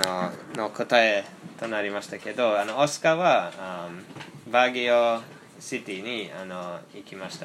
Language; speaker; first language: Japanese; non-native, fluent; English